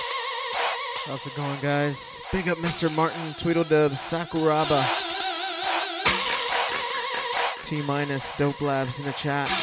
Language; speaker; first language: English; native; English